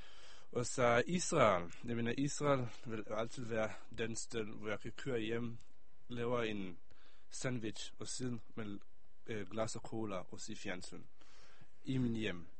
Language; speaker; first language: Danish; early bilingual, other home language; Hebrew